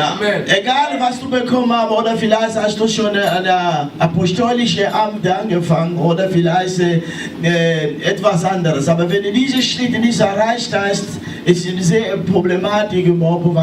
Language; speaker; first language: German; non-native, learner; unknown